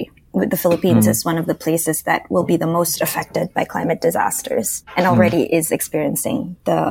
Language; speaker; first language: English; non-native, local second language; Filipino